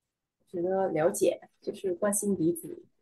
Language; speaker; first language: Chinese; non-native, learner; Vietnamese